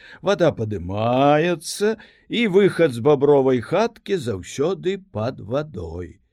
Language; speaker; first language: Belarusian; native; Belarusian